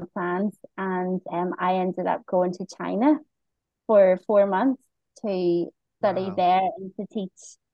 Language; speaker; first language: English; native; English